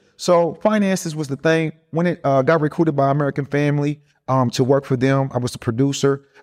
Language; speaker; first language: English; early bilingual, other home language; Spanish